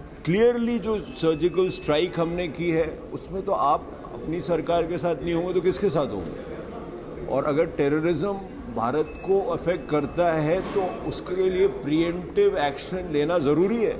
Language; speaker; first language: Hindi; native; Hindi